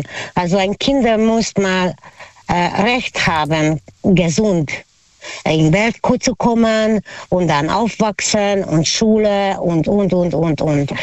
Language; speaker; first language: German; non-native, learner; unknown